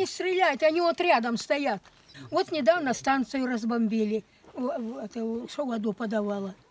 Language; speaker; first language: Russian; native; Russian